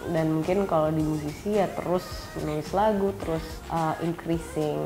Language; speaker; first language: Indonesian; early bilingual, heritage; Indonesian